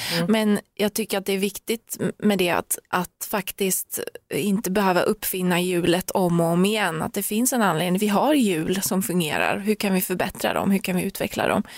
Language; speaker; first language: Swedish; early bilingual, other home language; Persian